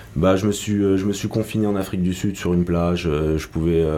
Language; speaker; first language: French; native; French